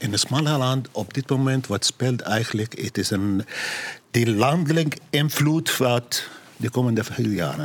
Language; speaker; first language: Dutch; non-native, learner; Arabic